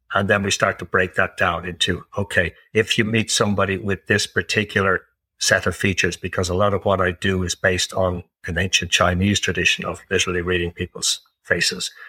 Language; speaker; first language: English; native; English